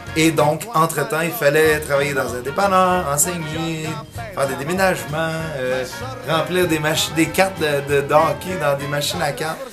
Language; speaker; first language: French; early bilingual, other home language; Italian